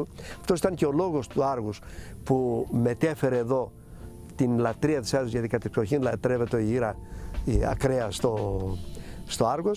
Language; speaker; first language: Greek; native; Greek